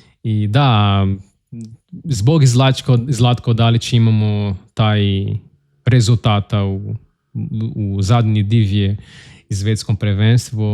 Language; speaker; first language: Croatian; non-native, learner; Portuguese